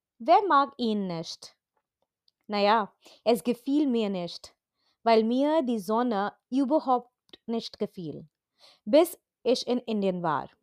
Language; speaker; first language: German; non-native, learner; Hindi